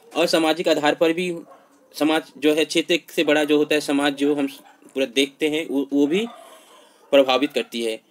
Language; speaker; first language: Hindi; non-native, local second language; Bhojpuri